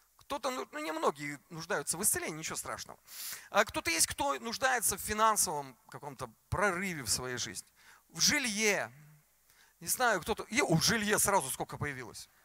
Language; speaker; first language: Russian; native; Russian